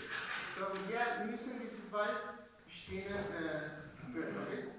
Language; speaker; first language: German; non-native, learner; Spanish